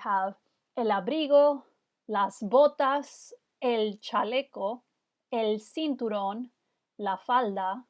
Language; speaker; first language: Spanish; non-native, fluent; English